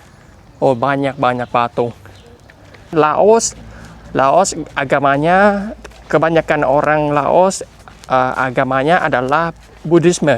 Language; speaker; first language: Indonesian; non-native, fluent; Vietnamese